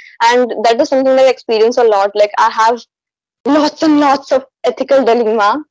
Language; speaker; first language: English; non-native, local second language; Hindi